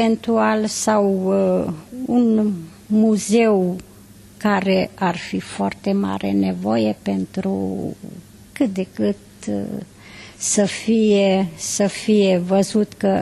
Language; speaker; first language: Romanian; non-native, local second language; Hungarian